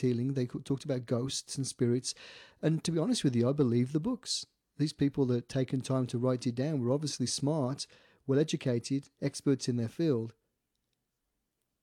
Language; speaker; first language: English; native; English